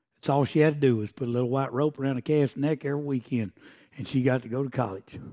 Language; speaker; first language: English; native; English